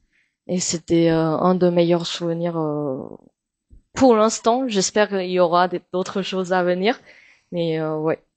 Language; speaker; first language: French; non-native, fluent; Chinese